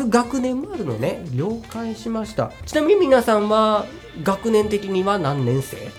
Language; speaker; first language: Japanese; native; Japanese